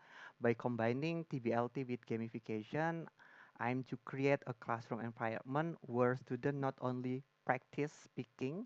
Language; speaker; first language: English; non-native, learner; Indonesian